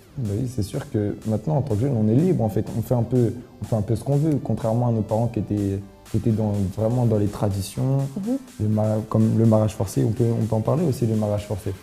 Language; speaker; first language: French; native; French